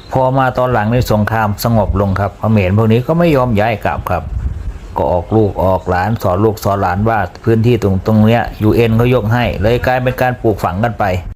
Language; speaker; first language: Thai; native; Thai